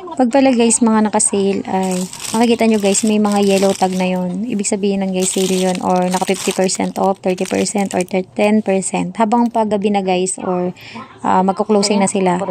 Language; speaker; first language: Filipino; native; Filipino